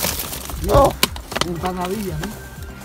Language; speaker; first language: Spanish; native; Spanish